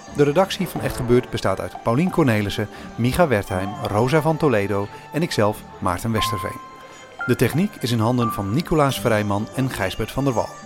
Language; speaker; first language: Dutch; native; Dutch